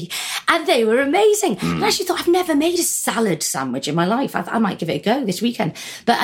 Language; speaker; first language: English; native; English